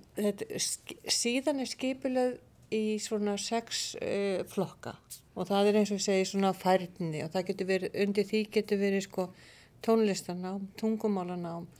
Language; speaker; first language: Icelandic; native; Icelandic